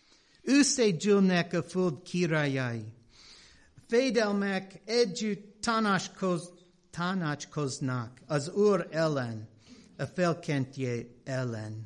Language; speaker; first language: Hungarian; non-native, fluent; English